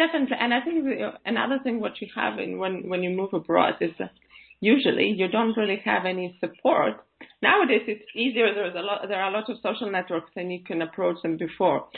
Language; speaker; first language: English; non-native, fluent; Russian